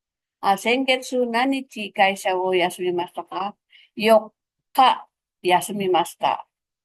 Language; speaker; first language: Japanese; non-native, fluent; Filipino